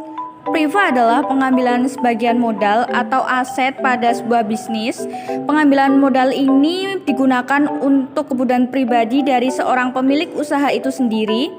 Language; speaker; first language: Indonesian; native; Indonesian